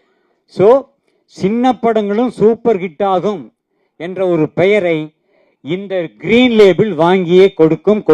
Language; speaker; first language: Tamil; native; Tamil